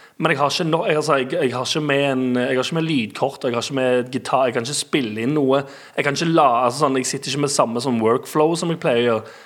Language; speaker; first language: Norwegian; native; Norwegian